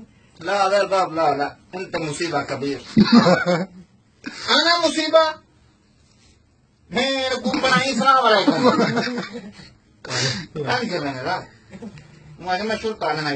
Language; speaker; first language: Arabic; non-native, learner; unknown